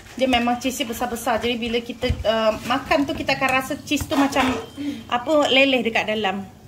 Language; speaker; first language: Malay; native; Malay